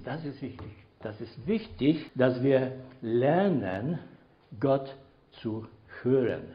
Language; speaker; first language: German; non-native, fluent; Polish